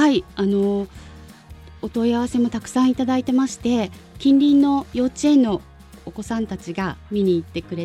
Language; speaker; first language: Japanese; native; Japanese